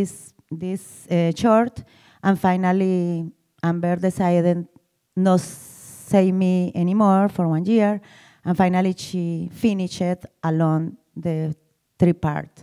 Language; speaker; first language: English; non-native, learner; Spanish